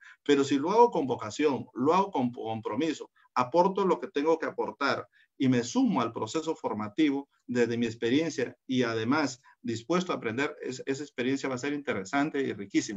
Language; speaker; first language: Spanish; native; Spanish